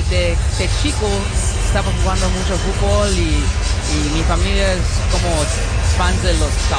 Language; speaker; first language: Spanish; early bilingual, heritage; Spanish